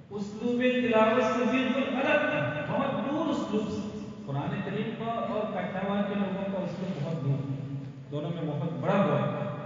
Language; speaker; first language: Urdu; non-native, local second language; Gujarati